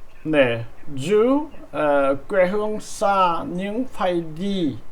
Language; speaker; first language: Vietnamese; non-native, learner; Korean